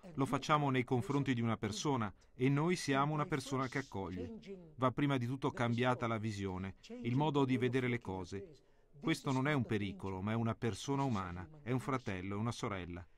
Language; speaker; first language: Italian; non-native, fluent; Amharic